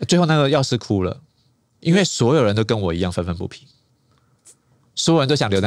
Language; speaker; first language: Chinese; native; Chinese